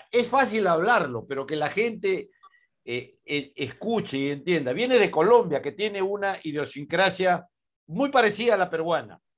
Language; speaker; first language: Spanish; native; Spanish